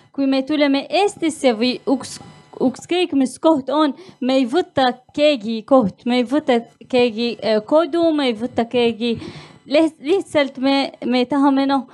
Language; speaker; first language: Estonian; non-native, learner; Arabic